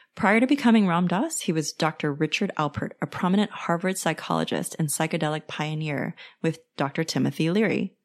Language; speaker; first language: English; native; English